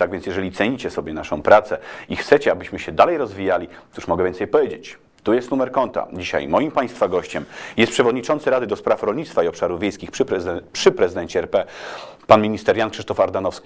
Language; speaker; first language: Polish; native; Polish